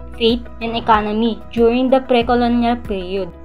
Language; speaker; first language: English; non-native, local second language; Filipino